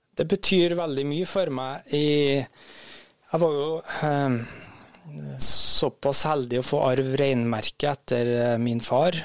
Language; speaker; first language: Norwegian; native; Norwegian